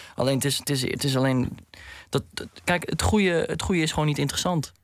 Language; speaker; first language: Dutch; native; Dutch